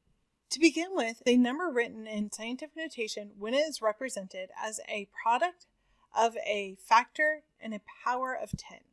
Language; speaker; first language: English; native; English